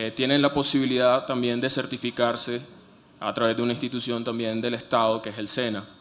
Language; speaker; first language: Spanish; native; Spanish